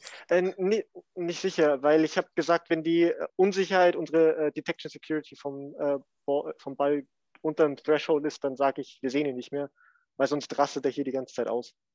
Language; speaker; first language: German; native; German